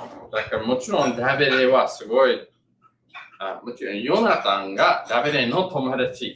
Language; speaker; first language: Japanese; non-native, learner; English